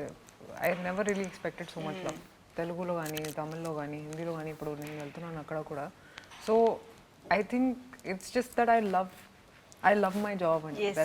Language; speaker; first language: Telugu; non-native, fluent; Hindi